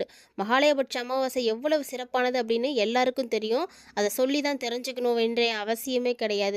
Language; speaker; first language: Tamil; native; Tamil